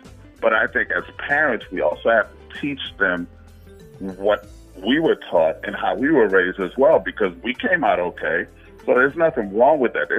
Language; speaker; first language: English; non-native, fluent; Haitian Creole